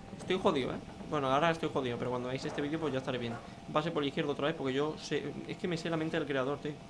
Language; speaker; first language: Spanish; native; Spanish